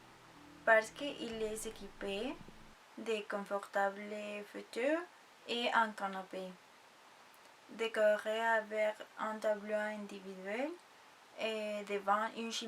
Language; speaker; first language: French; non-native, learner; Spanish